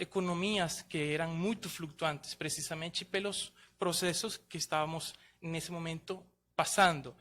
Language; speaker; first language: Portuguese; non-native, fluent; Spanish